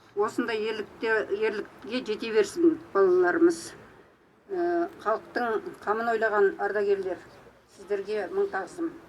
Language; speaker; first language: Kazakh; native; Kazakh